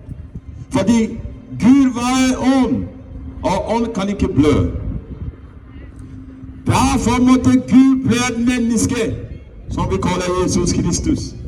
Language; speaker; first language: Norwegian; non-native, fluent; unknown